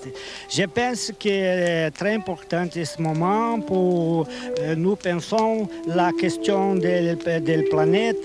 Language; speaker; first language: French; non-native, learner; Portuguese